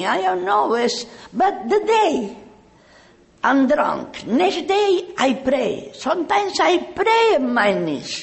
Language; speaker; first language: English; non-native, learner; Catalan